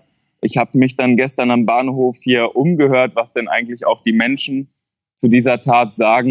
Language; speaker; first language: German; native; German